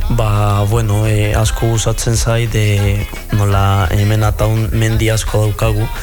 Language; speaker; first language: Basque; non-native, fluent; Spanish